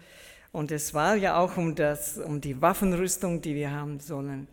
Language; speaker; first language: German; early bilingual, heritage; German